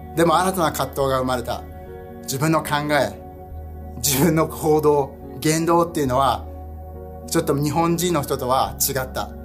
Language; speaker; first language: Japanese; early bilingual, heritage; Japanese